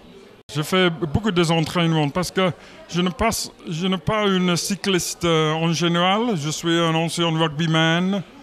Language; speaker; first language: French; non-native, learner; English